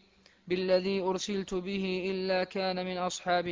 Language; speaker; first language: Arabic; native; Arabic